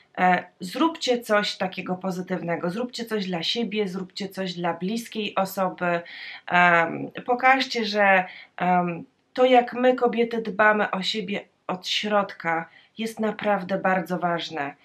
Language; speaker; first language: Polish; native; Polish